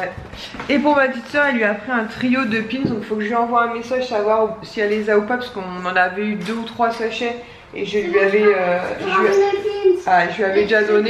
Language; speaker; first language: French; native; French